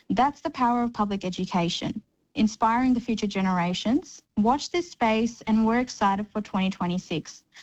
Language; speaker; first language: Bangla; early bilingual, heritage; Bangla